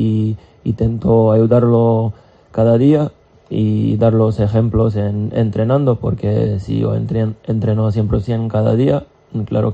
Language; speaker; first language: Spanish; non-native, fluent; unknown